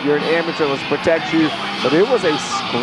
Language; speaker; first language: English; native; English